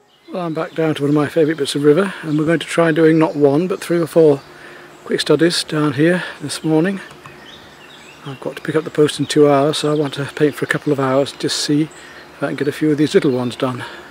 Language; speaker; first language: English; native; English